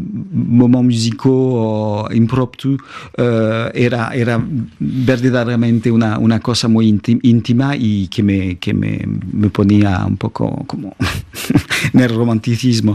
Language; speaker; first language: Spanish; non-native, fluent; French